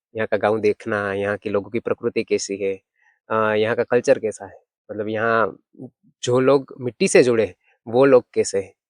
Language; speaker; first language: Hindi; non-native, local second language; Gujarati